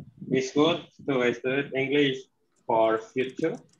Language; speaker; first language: English; non-native, learner; Spanish